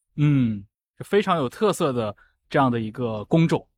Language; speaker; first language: Chinese; native; Chinese